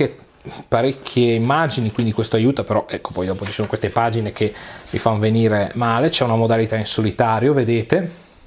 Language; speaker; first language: Italian; native; Italian